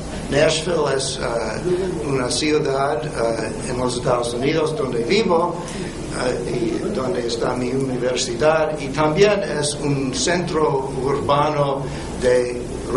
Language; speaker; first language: Spanish; non-native, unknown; English